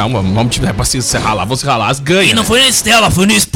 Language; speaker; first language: Portuguese; native; Portuguese